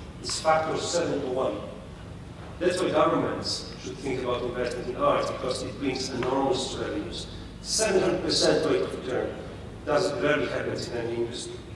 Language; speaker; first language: English; non-native, fluent; Polish